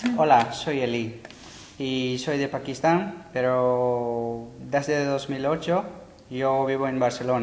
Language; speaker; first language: Spanish; non-native, learner; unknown